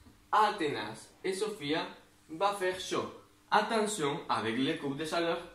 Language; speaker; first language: French; non-native, learner; Spanish